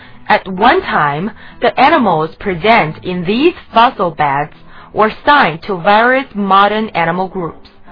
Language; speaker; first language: English; non-native, fluent; Chinese